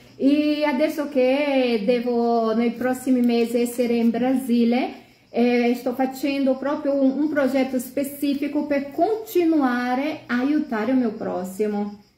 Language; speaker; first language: Italian; non-native, fluent; Portuguese